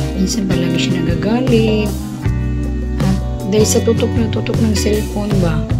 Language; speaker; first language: Filipino; non-native, local second language; Cebuano